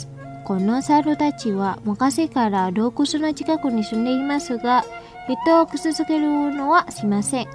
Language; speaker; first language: Japanese; non-native, fluent; Indonesian